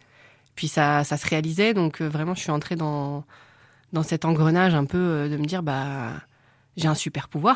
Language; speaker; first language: French; native; French